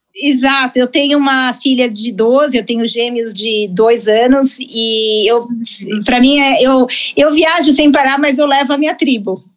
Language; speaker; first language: Portuguese; early bilingual, heritage; Portuguese